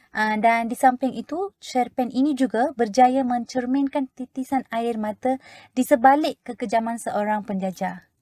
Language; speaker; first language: Malay; non-native, local second language; Tamil